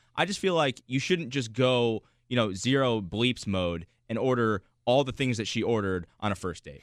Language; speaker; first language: English; native; English